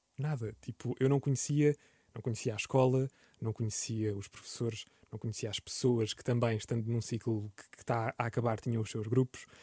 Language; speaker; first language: Portuguese; native; Portuguese